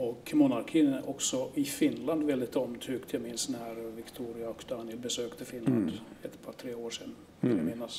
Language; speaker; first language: Swedish; non-native, local second language; Finnish